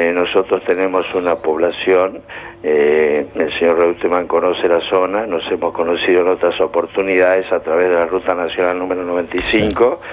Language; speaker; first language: Spanish; native; Spanish